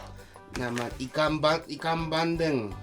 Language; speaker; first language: Indonesian; non-native, fluent; Japanese